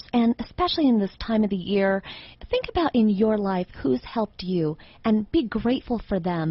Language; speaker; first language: English; native; English